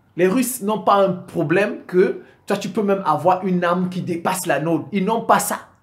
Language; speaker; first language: French; non-native, local second language; Sango